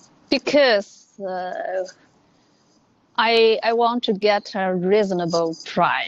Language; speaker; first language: English; non-native, learner; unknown